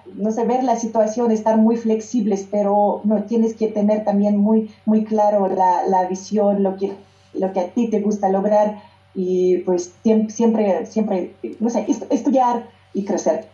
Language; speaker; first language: Spanish; non-native, fluent; Russian